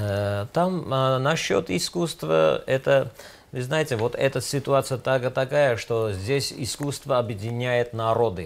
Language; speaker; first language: Russian; non-native, local second language; Armenian